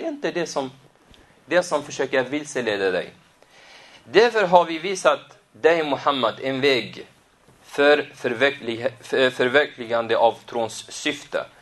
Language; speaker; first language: Swedish; non-native, fluent; Arabic